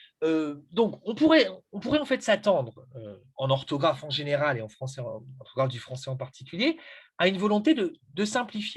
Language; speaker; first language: French; native; French